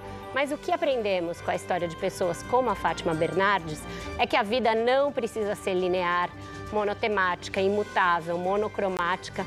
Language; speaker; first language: Portuguese; native; Portuguese